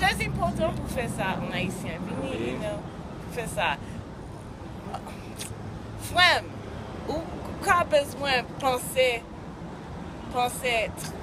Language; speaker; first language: Haitian Creole; early bilingual, heritage; English